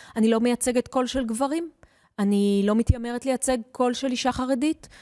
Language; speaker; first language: Hebrew; early bilingual, heritage; Hebrew